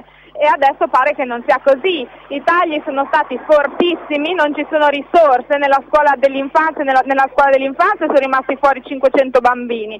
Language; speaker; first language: Italian; native; Italian